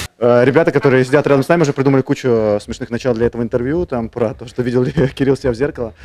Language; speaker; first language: Russian; native; Russian